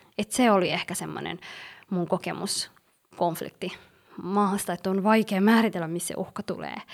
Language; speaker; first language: Finnish; early bilingual, other home language; Somali